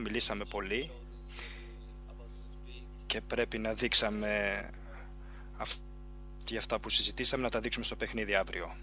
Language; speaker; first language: Greek; non-native, fluent; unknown